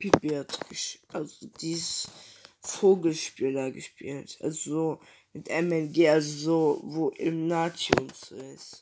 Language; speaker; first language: German; early bilingual, other home language; Turkish